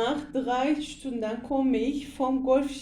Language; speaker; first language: German; non-native, learner; Turkish